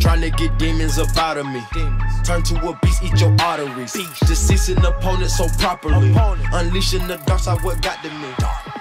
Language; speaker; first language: English; native; English